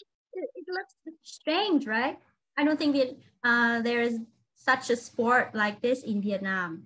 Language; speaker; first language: English; non-native, fluent; Vietnamese